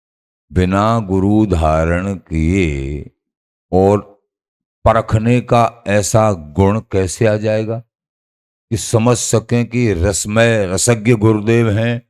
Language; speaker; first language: Hindi; native; Hindi